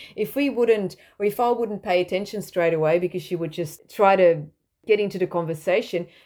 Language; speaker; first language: English; non-native, fluent; Dutch